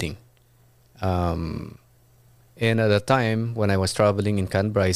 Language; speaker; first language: English; non-native, local second language; Iloko